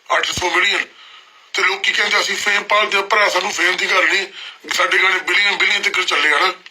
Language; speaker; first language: Punjabi; early bilingual, heritage; Punjabi